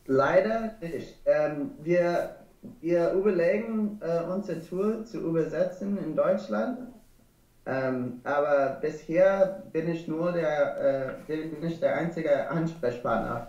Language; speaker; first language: German; non-native, learner; English